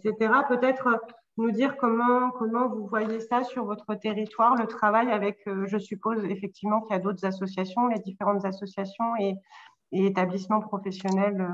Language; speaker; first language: French; native; French